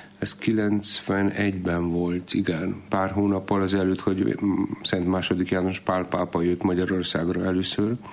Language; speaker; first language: Hungarian; non-native, fluent; Polish